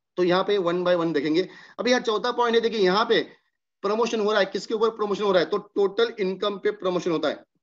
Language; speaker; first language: Hindi; non-native, local second language; Marathi